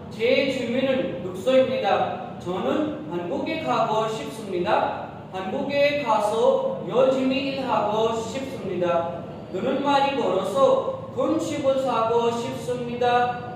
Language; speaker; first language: Korean; non-native, learner; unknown